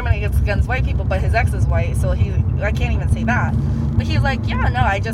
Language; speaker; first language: English; native; English